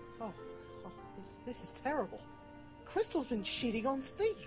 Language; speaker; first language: English; native; English